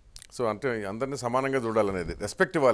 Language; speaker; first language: Telugu; native; Telugu